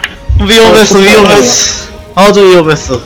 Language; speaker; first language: Korean; native; Korean